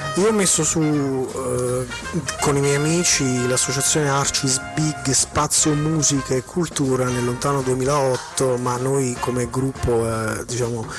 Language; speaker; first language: Italian; native; Italian